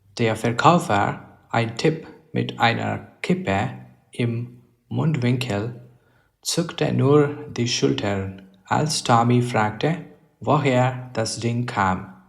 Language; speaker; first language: German; non-native, learner; English